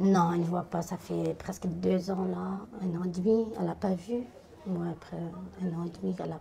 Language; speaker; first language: French; non-native, fluent; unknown